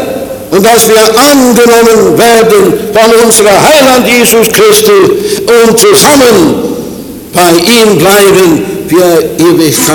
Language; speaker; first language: German; non-native, fluent; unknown